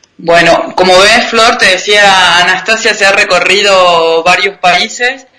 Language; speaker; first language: Spanish; native; Spanish